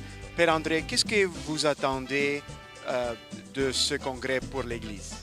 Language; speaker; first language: French; non-native, fluent; English